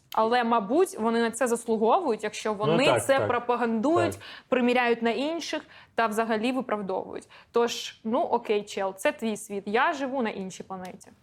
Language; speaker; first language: Ukrainian; non-native, local second language; Russian